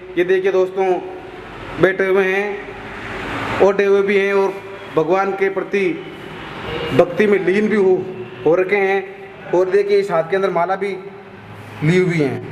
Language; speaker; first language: Hindi; native; Hindi